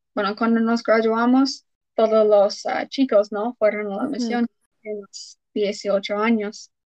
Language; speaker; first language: Spanish; non-native, fluent; English